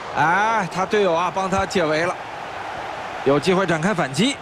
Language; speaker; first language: Chinese; native; Chinese